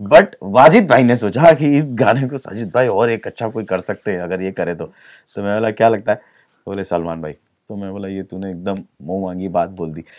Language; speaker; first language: Hindi; native; Hindi